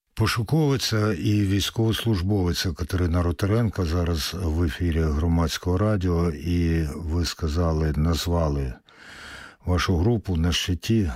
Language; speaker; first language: Ukrainian; native; Ukrainian